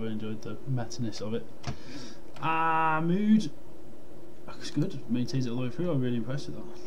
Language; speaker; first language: English; native; English